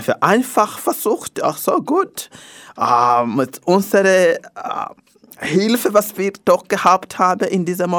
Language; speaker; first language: German; non-native, learner; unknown